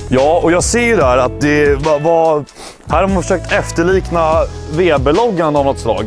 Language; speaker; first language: Swedish; native; Swedish